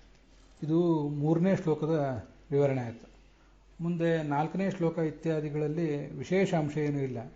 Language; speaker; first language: Kannada; native; Kannada